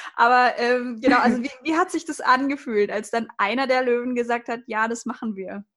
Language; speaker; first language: German; native; German